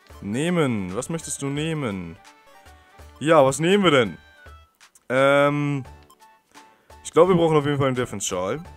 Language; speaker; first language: German; native; German